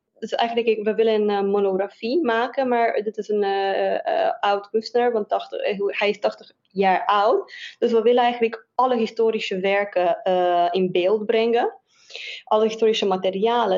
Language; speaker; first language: Dutch; non-native, fluent; Romanian